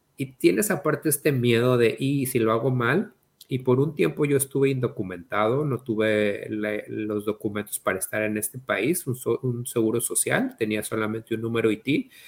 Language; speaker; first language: Spanish; native; Spanish